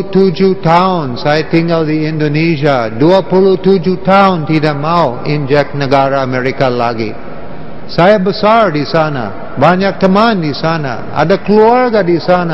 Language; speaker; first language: Indonesian; non-native, fluent; English